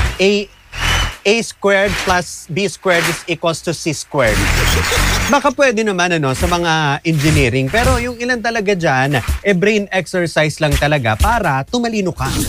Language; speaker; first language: Filipino; native; Filipino